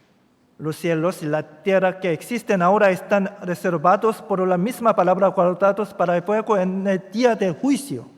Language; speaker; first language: Spanish; non-native, fluent; Korean